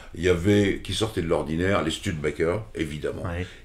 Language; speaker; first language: French; native; French